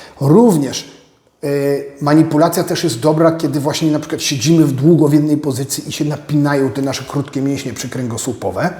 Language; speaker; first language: Polish; native; Polish